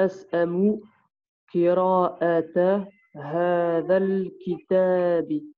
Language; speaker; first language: Arabic; non-native, learner; French